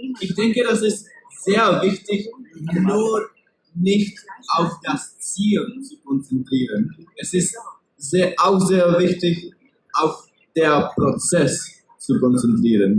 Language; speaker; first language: German; non-native, learner; Czech